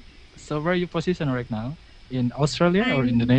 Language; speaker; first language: English; non-native, learner; Indonesian